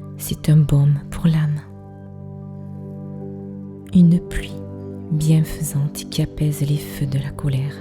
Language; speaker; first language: French; native; French